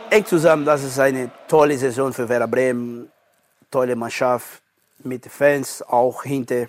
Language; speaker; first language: German; non-native, learner; Portuguese